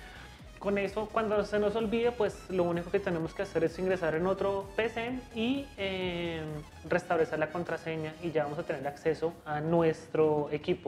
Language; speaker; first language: Spanish; native; Spanish